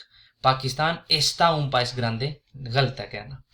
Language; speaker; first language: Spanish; non-native, fluent; Urdu